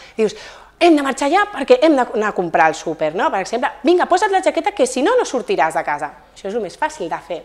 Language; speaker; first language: Catalan; native; Catalan